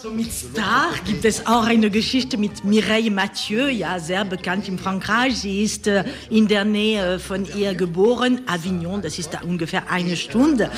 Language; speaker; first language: German; non-native, learner; French